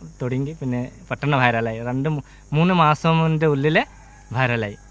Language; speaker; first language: Malayalam; non-native, local second language; Bangla